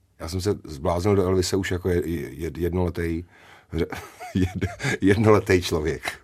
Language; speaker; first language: Czech; native; Czech